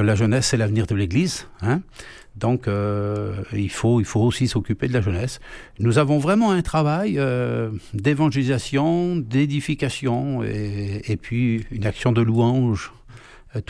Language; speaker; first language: French; native; French